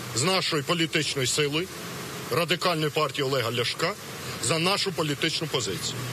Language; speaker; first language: Ukrainian; native; Ukrainian